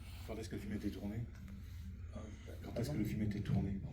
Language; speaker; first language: French; native; French